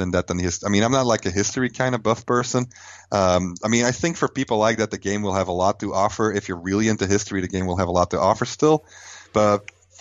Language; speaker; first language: English; non-native, fluent; Dutch